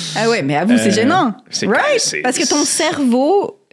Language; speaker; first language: French; native; French